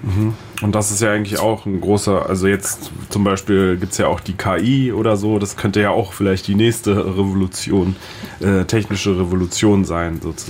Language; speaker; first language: German; native; German